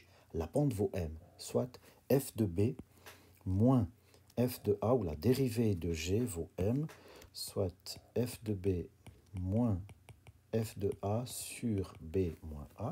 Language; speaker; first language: French; native; French